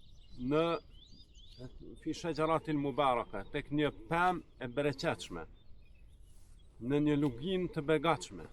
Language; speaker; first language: Albanian; native; Albanian